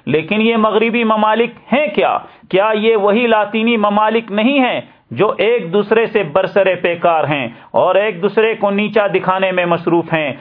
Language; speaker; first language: Urdu; native; Urdu